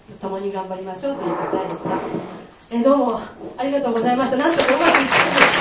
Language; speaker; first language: Japanese; native; Japanese